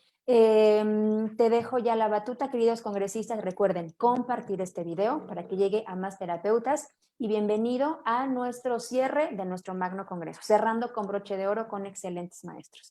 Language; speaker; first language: Spanish; native; Spanish